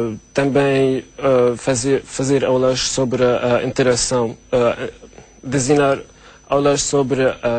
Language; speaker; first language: Portuguese; non-native, learner; Arabic